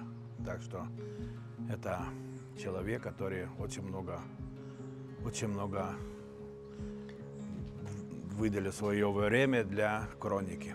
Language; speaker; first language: Russian; non-native, local second language; Lithuanian